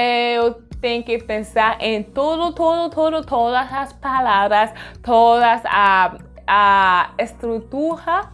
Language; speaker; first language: Portuguese; non-native, learner; French